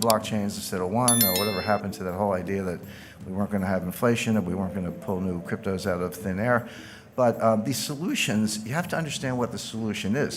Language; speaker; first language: English; native; English